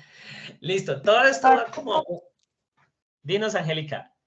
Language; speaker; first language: Spanish; native; Spanish